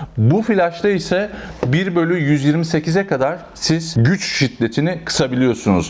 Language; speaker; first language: Turkish; native; Turkish